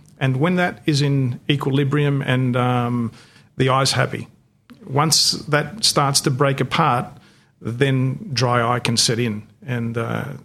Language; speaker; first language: English; non-native, local second language; Greek